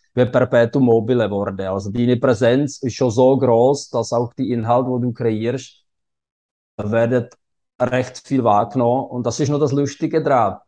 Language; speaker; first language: German; non-native, fluent; Czech